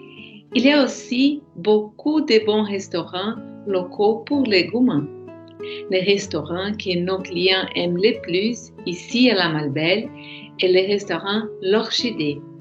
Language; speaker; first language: French; non-native, learner; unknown